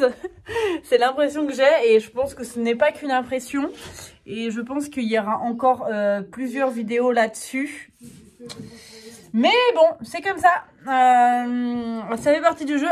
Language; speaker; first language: French; native; French